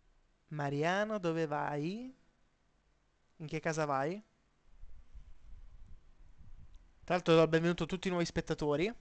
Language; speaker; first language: Italian; native; Italian